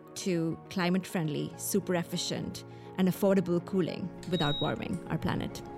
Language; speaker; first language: English; non-native, local second language; Hindi